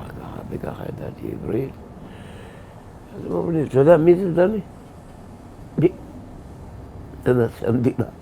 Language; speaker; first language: Hebrew; early bilingual, other home language; Arabic